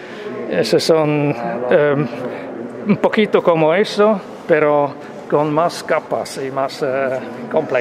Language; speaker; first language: Spanish; non-native, fluent; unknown